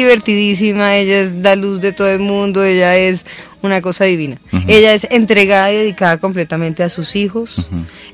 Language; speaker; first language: Spanish; native; Spanish